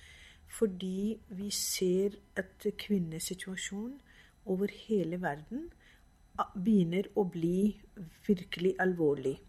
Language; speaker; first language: Norwegian; non-native, fluent; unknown